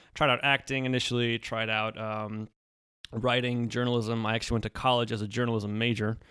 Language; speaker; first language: English; early bilingual, other home language; Polish